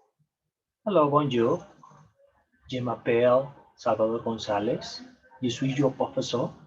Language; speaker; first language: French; non-native, learner; Spanish